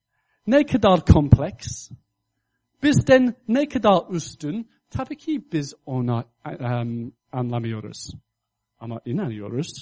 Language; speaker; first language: Turkish; non-native, fluent; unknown